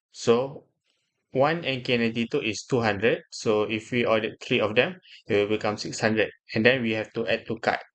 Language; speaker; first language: English; non-native, local second language; Malay